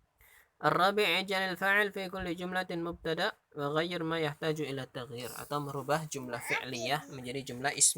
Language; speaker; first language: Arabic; non-native, fluent; Indonesian